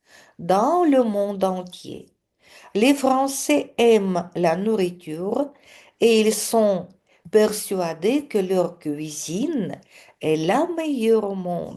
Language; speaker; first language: French; non-native, fluent; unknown